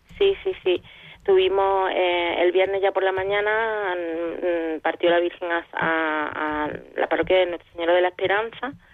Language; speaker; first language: Spanish; native; Spanish